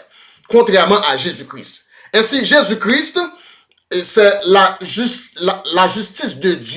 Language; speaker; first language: French; non-native, local second language; Haitian Creole